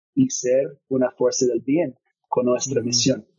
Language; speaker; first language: Spanish; non-native, fluent; English